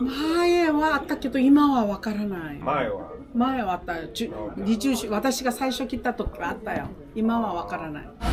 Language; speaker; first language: Japanese; non-native, fluent; Korean